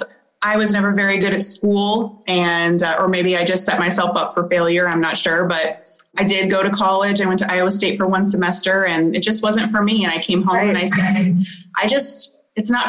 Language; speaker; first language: English; native; English